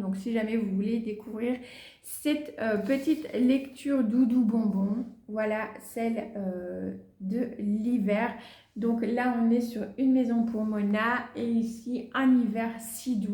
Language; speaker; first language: French; native; French